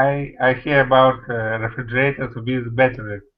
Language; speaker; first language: English; non-native, learner; Russian